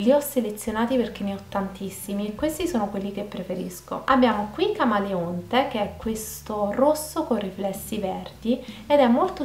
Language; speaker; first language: Italian; native; Italian